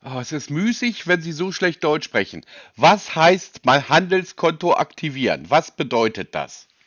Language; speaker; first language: German; native; German